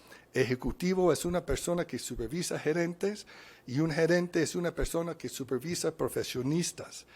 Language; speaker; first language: Spanish; non-native, fluent; English